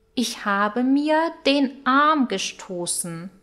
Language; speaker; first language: German; non-native, fluent; Russian